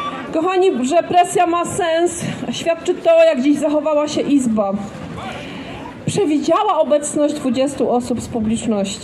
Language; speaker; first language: Polish; native; Polish